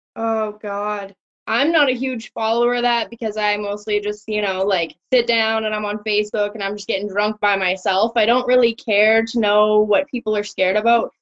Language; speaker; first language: English; native; English